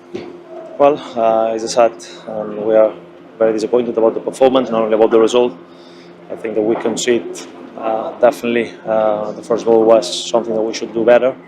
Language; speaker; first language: English; non-native, fluent; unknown